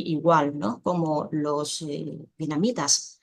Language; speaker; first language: Spanish; non-native, fluent; Vietnamese